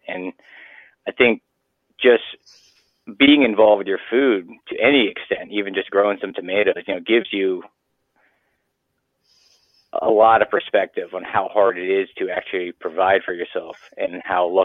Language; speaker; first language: English; native; English